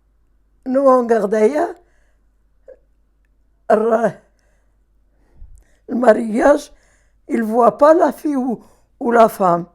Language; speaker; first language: French; non-native, learner; Arabic